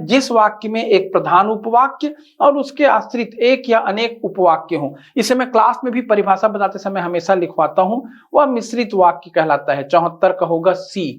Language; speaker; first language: Hindi; native; Hindi